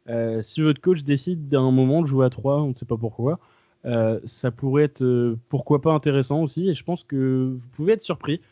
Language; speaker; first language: French; native; French